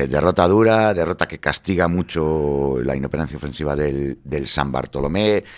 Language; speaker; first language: Spanish; native; Spanish